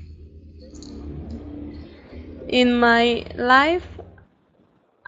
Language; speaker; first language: English; non-native, learner; Spanish